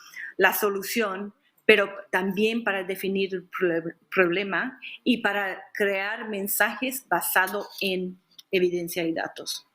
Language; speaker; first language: Spanish; non-native, fluent; English